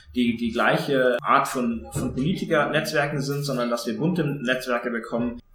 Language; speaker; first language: German; native; German